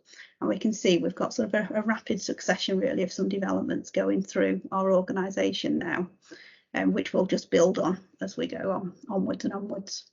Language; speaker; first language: English; native; English